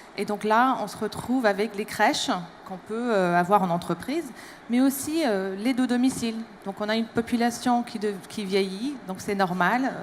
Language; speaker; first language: French; non-native, fluent; English